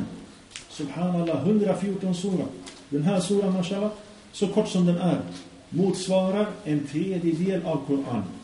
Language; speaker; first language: Swedish; early bilingual, other home language; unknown